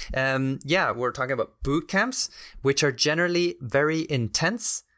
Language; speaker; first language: English; non-native, fluent; Spanish